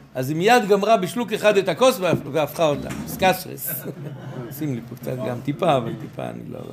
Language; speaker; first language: Hebrew; native; Hebrew